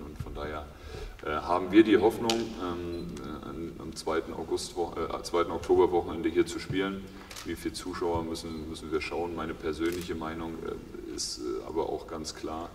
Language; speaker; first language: German; native; German